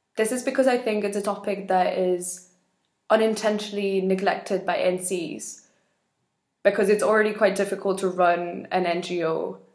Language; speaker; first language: English; non-native, fluent; Spanish